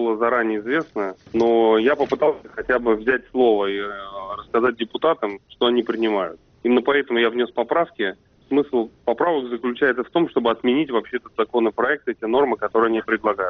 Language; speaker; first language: Russian; native; Russian